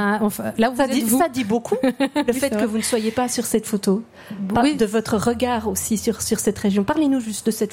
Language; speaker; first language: French; native; French